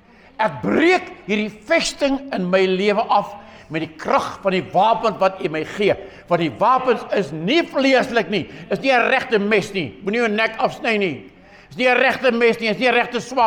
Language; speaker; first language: Afrikaans; native; Afrikaans